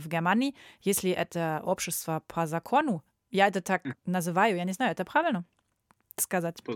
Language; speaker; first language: Russian; non-native, learner; German